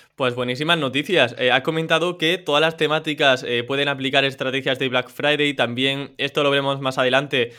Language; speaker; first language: Spanish; native; Spanish